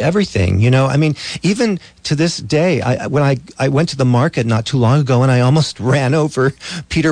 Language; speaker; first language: English; native; English